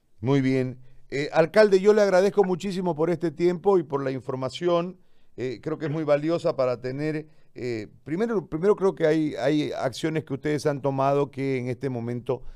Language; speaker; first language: Spanish; native; Spanish